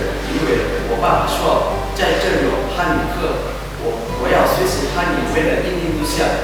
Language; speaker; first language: Chinese; non-native, learner; Indonesian